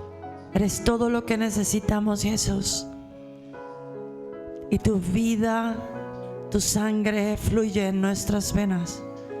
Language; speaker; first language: Spanish; native; Spanish